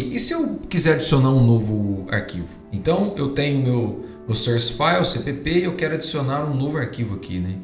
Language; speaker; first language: Portuguese; native; Portuguese